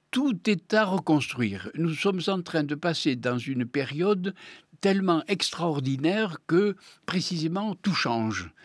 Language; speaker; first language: French; native; French